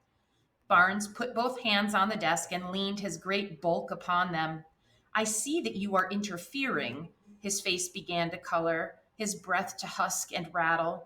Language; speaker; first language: English; native; English